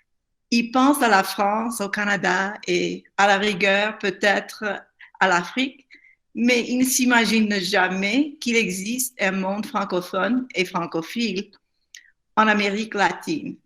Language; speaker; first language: French; non-native, fluent; English